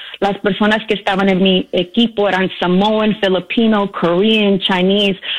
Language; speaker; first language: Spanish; early bilingual, heritage; Spanish